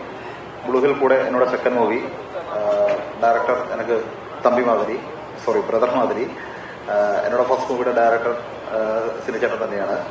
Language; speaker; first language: Tamil; non-native, learner; Malayalam